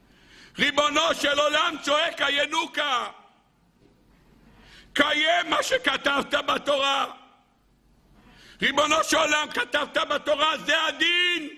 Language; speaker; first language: Hebrew; native; Hebrew